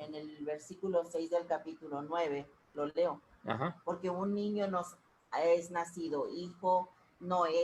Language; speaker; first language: Spanish; native; Spanish